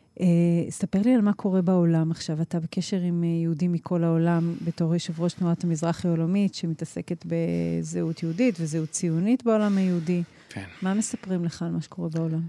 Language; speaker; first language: Hebrew; native; Hebrew